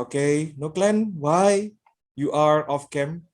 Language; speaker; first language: English; non-native, local second language; Indonesian